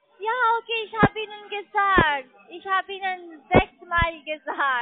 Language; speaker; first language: German; non-native, learner; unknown